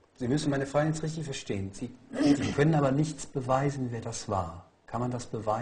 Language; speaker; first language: German; native; German